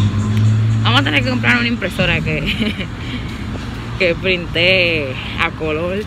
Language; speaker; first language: Spanish; native; Spanish